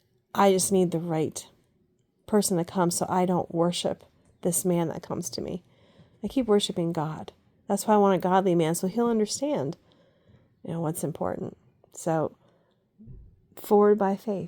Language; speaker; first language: English; native; English